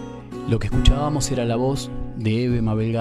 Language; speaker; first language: Spanish; native; Spanish